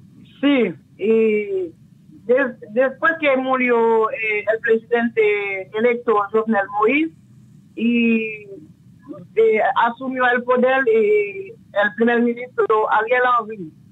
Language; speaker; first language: Spanish; non-native, local second language; Haitian Creole